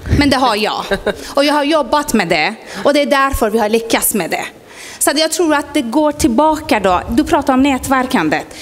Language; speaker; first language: Swedish; non-native, fluent; Persian